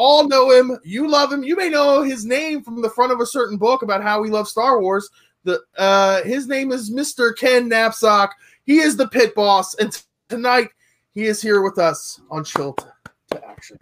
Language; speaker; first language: English; native; English